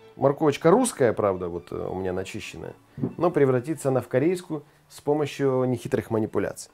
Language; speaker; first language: Russian; native; Russian